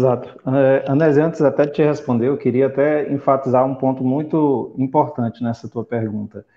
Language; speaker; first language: Portuguese; native; Portuguese